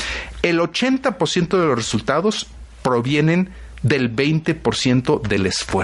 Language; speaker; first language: Spanish; native; Spanish